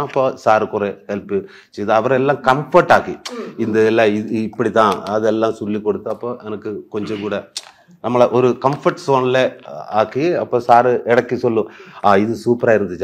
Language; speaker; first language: Tamil; non-native, learner; Malayalam